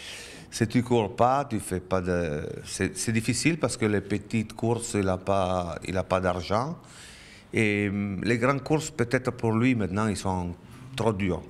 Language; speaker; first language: French; non-native, learner; Italian